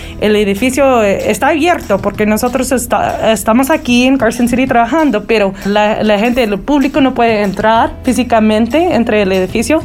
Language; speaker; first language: Spanish; early bilingual, heritage; Spanish